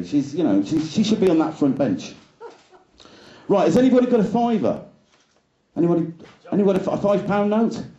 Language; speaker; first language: English; native; English